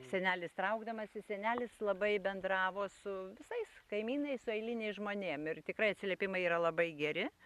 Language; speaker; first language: Lithuanian; native; Lithuanian